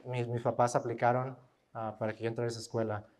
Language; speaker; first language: Spanish; early bilingual, heritage; Spanish